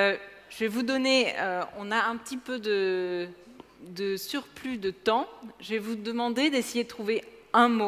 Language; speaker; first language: French; native; French